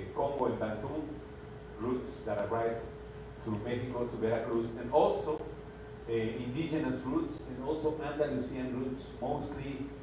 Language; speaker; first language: English; non-native, fluent; Spanish